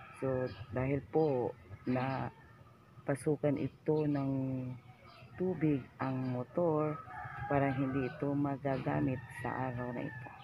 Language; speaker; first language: Filipino; non-native, local second language; Cebuano